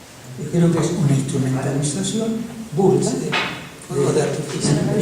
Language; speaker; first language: Spanish; native; Spanish